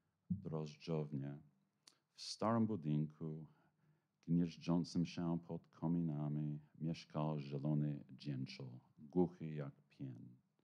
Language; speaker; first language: Polish; non-native, fluent; English